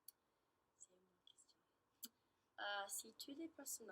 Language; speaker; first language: French; non-native, learner; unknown